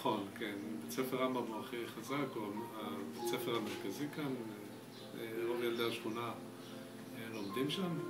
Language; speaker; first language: Hebrew; native; Hebrew